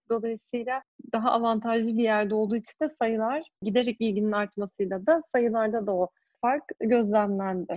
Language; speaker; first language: Turkish; native; Turkish